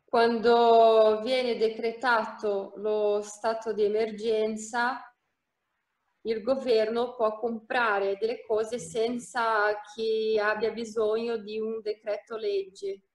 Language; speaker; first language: Italian; non-native, fluent; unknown